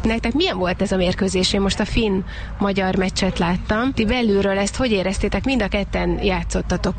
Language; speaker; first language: Hungarian; native; Hungarian